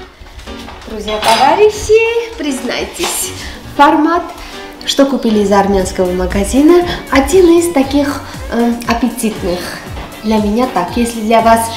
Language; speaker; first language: Russian; non-native, fluent; Armenian